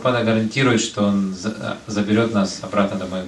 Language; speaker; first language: Russian; native; Russian